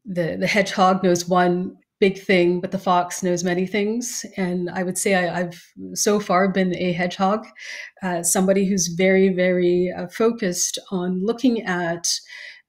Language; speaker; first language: English; native; English